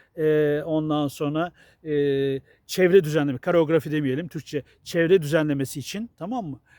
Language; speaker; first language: Turkish; native; Turkish